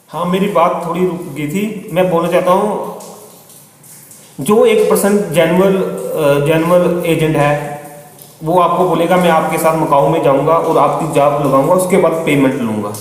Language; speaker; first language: Hindi; native; Hindi